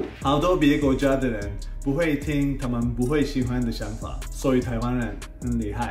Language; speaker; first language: Chinese; non-native, fluent; Swedish